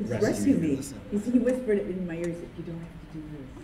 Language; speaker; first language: English; native; English